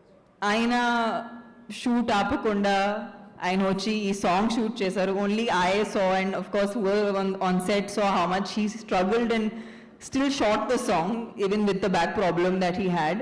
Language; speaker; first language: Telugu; non-native, fluent; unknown